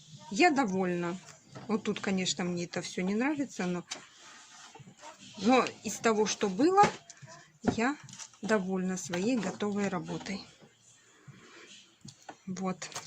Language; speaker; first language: Russian; native; Russian